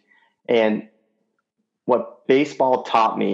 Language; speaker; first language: English; native; English